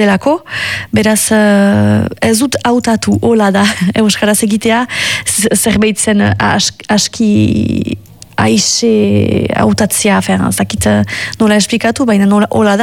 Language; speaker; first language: Basque; native; Basque